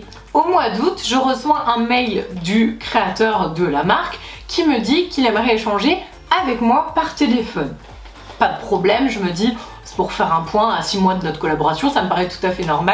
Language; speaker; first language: French; native; French